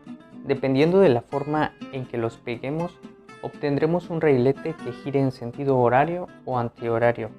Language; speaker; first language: Spanish; native; Spanish